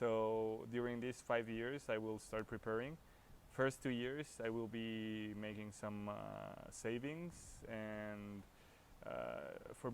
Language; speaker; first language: English; non-native, fluent; Spanish